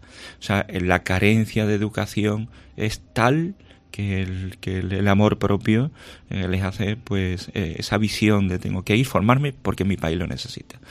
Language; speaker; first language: Spanish; native; Spanish